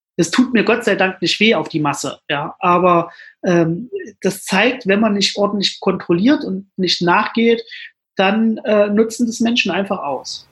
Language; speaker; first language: German; native; German